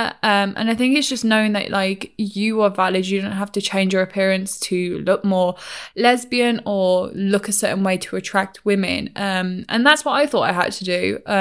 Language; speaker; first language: English; native; English